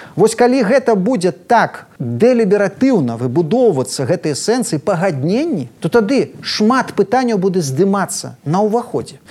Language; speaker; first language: Belarusian; native; Belarusian